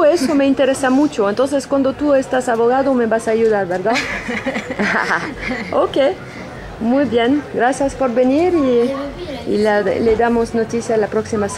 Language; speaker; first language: Spanish; non-native, fluent; French